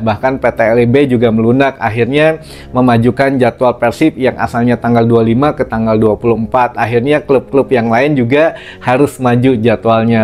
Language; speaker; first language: Indonesian; native; Indonesian